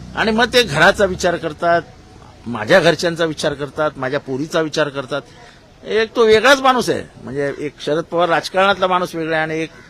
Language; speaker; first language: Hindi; non-native, local second language; Marathi